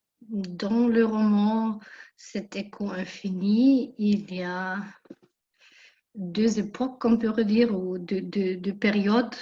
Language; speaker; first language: French; non-native, fluent; German